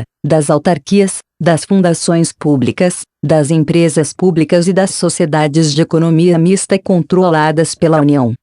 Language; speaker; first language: Portuguese; native; Portuguese